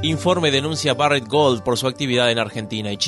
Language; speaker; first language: Spanish; native; Spanish